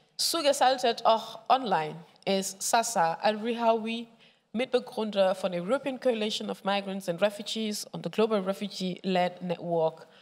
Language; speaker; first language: German; non-native, fluent; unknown